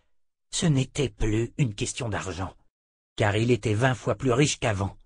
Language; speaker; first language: French; native; French